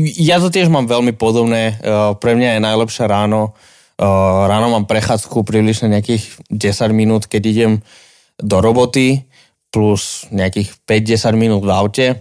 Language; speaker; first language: Slovak; non-native, fluent; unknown